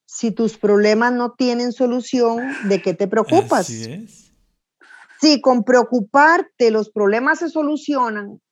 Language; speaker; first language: Spanish; native; Spanish